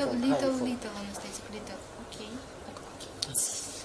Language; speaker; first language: English; non-native, learner; Russian